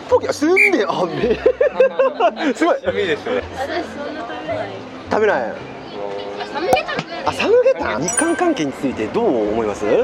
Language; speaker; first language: Japanese; non-native, fluent; Korean